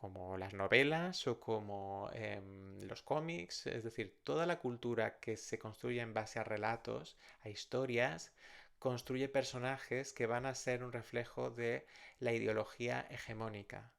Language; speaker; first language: Spanish; native; Spanish